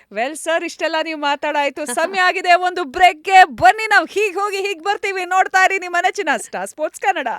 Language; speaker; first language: Kannada; non-native, local second language; Konkani